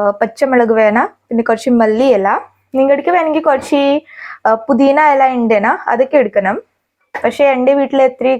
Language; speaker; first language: Malayalam; non-native, learner; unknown